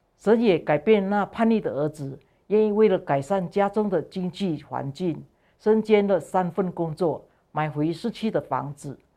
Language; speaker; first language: Chinese; non-native, fluent; Indonesian